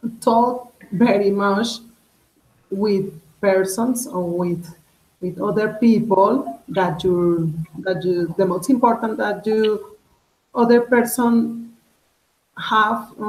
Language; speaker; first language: English; non-native, learner; Spanish